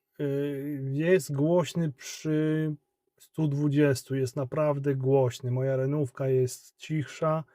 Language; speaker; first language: Polish; native; Polish